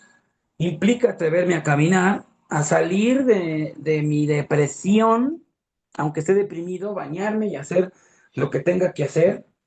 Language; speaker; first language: Spanish; native; Spanish